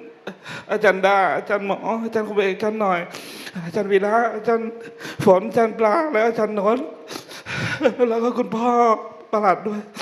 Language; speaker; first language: Thai; non-native, local second language; Hmong